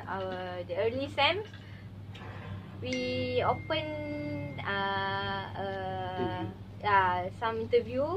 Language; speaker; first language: English; non-native, learner; Malay